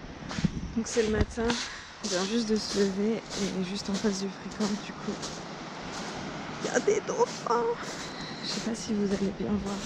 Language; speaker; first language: French; native; French